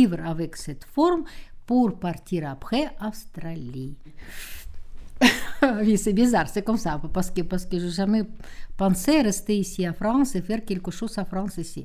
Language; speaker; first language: French; non-native, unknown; Russian